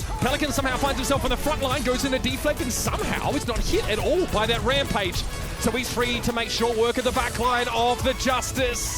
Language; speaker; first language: English; native; English